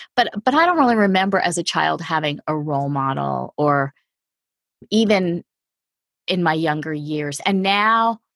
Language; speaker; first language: English; native; English